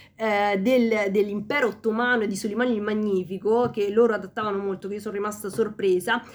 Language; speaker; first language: Italian; early bilingual, other home language; Spanish